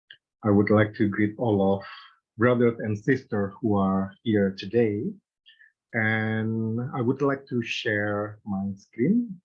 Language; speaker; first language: English; non-native, fluent; Indonesian